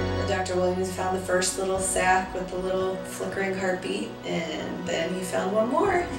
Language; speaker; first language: English; native; English